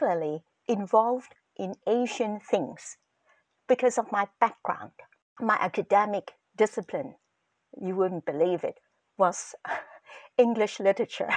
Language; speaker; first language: English; non-native, local second language; Cantonese